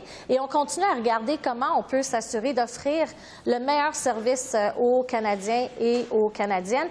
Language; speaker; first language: French; native; French